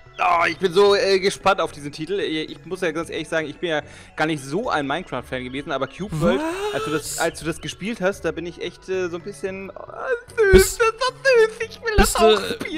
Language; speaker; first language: German; native; German